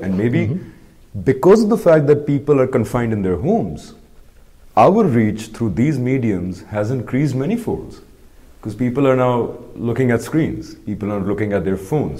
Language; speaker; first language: English; non-native, local second language; Urdu